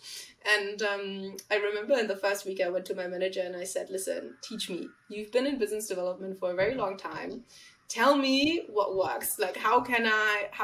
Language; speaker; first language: English; non-native, fluent; German